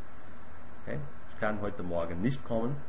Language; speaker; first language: German; non-native, fluent; English